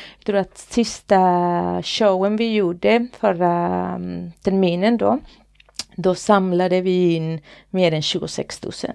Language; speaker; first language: Swedish; non-native, fluent; Spanish